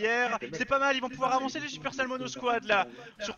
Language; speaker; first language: French; native; French